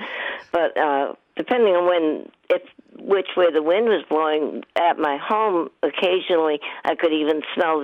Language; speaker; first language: English; native; English